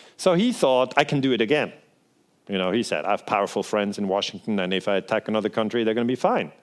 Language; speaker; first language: English; non-native, fluent; Swiss German